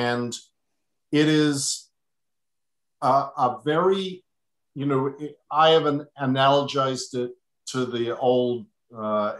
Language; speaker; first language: English; native; English